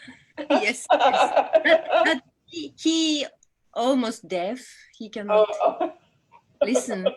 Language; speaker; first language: English; non-native, learner; Japanese